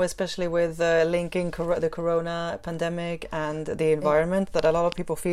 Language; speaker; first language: English; non-native, fluent; Swedish